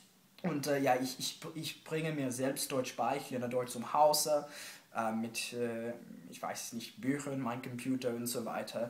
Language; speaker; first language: German; non-native, learner; English